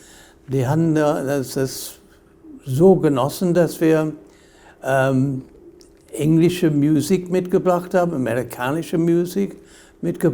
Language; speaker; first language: German; non-native, fluent; English